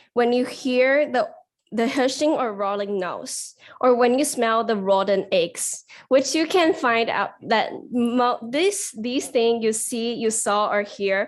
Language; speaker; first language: English; non-native, learner; Chinese